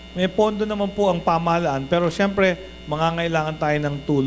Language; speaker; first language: Filipino; native; Filipino